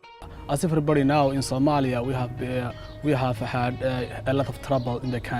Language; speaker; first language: English; non-native, learner; Somali